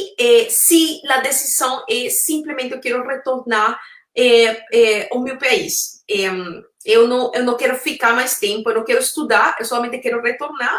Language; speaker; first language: Portuguese; non-native, fluent; Spanish